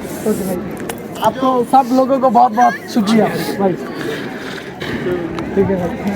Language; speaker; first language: Hindi; non-native, learner; Bangla